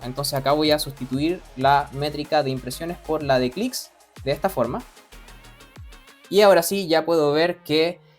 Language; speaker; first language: Spanish; native; Spanish